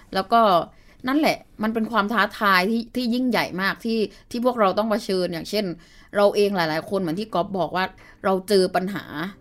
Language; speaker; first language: Thai; early bilingual, other home language; Burmese